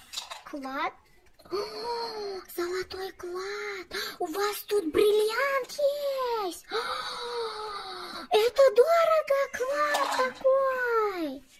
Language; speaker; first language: Russian; non-native, local second language; Kazakh